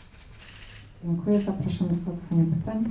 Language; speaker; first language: Polish; native; Polish